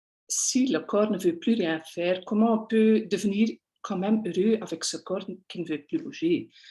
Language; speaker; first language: French; non-native, local second language; Dutch